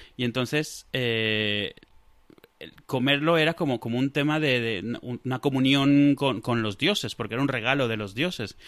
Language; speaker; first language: Spanish; native; Spanish